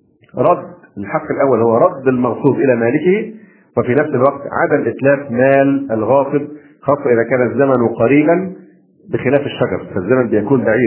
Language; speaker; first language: Arabic; native; Arabic